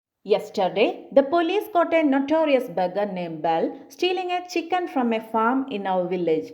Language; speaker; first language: English; non-native, local second language; Malayalam